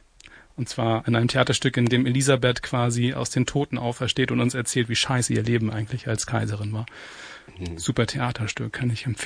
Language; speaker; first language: German; native; German